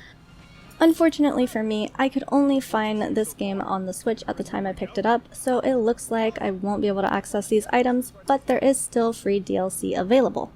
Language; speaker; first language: English; native; English